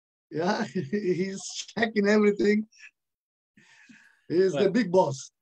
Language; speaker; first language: English; non-native, fluent; Portuguese